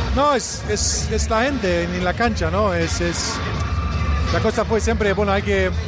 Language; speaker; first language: Spanish; non-native, learner; Bosnian